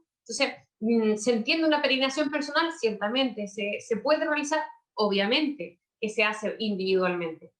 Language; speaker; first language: Spanish; native; Spanish